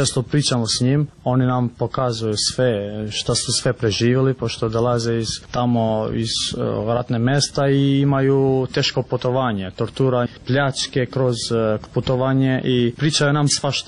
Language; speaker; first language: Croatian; non-native, local second language; Albanian